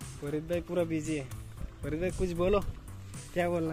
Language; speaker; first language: Hindi; non-native, local second language; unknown